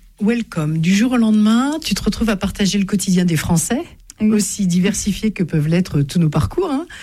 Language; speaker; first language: French; native; French